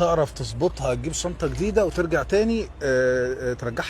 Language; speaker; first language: Arabic; native; Arabic